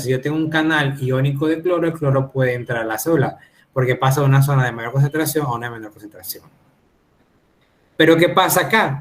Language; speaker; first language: Spanish; native; Spanish